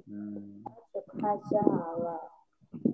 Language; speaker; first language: Chinese; non-native, learner; Vietnamese